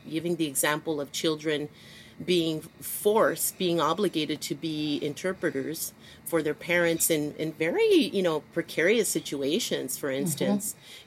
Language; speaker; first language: English; native; English